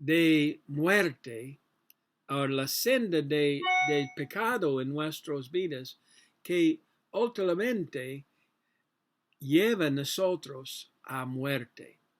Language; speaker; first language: Spanish; non-native, learner; English